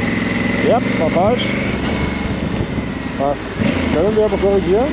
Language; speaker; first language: German; native; German